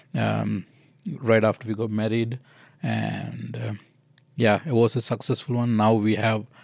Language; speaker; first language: English; non-native, local second language; Sinhala